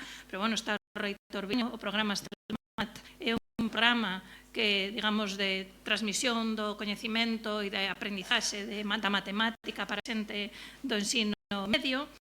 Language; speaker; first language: Galician; native; Galician